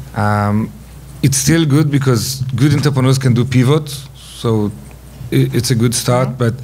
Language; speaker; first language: English; non-native, fluent; Hebrew